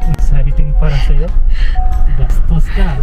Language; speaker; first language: Filipino; non-native, learner; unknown